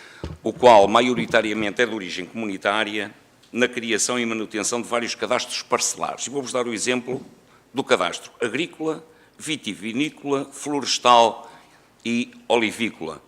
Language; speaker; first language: Portuguese; native; Portuguese